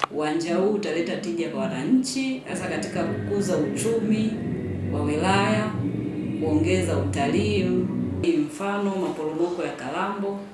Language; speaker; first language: Swahili; native; Swahili